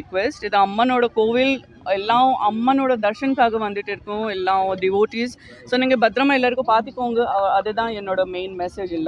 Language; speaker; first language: Tamil; non-native, local second language; Gujarati